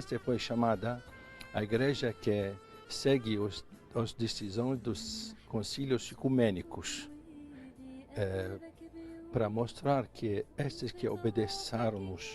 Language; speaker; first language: Portuguese; non-native, fluent; Arabic